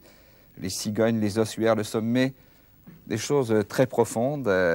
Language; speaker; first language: French; native; French